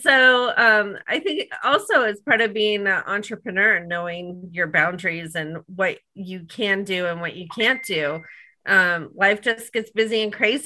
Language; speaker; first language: English; native; English